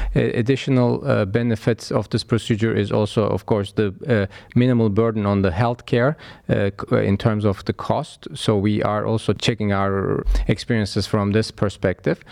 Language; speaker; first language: English; non-native, fluent; Turkish